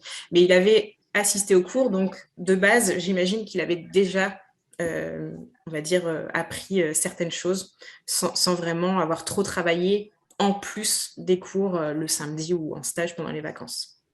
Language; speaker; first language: French; native; French